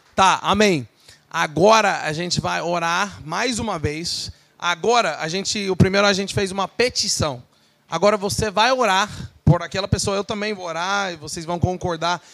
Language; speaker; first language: Portuguese; non-native, fluent; English